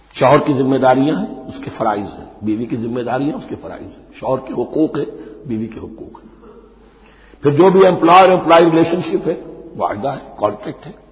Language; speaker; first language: Urdu; native; Urdu